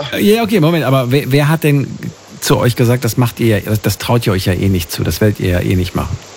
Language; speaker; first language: German; native; German